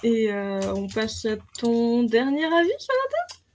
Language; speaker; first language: French; native; French